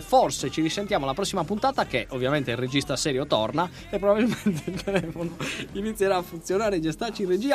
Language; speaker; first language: Italian; native; Italian